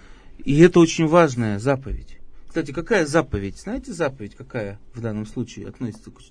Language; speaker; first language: Russian; native; Russian